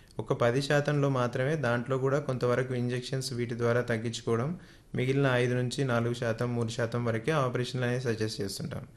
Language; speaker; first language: Telugu; native; Telugu